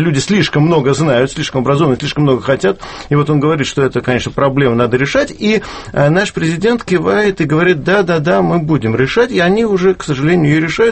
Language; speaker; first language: Russian; native; Russian